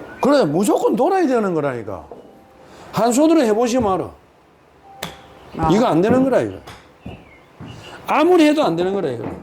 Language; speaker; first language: Korean; native; Korean